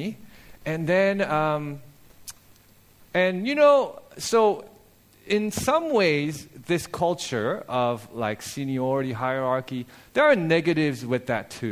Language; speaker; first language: English; early bilingual, other home language; Korean